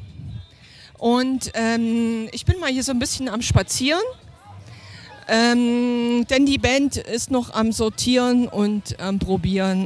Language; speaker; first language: German; native; German